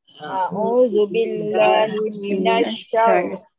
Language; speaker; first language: Arabic; non-native, learner; Malay